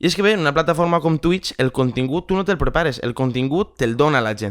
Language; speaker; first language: Catalan; native; Catalan